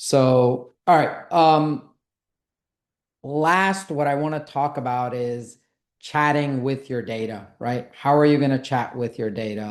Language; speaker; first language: English; native; English